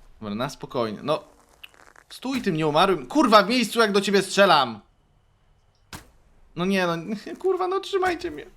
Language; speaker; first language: Polish; native; Polish